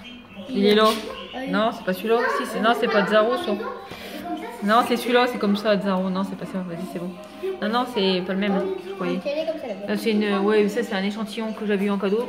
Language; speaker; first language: French; native; French